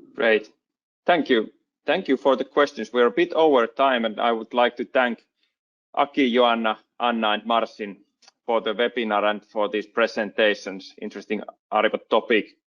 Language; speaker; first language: English; non-native, fluent; Finnish